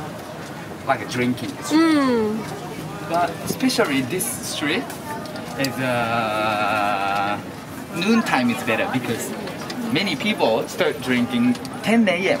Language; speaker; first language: English; non-native, learner; Japanese